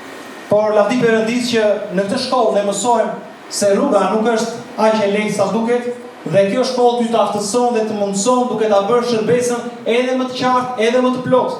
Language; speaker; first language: Albanian; native; Albanian